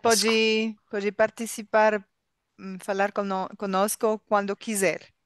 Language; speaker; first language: Portuguese; non-native, learner; Spanish